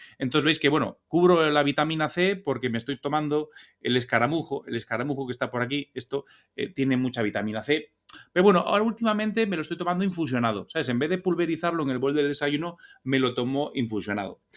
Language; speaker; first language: Spanish; native; Spanish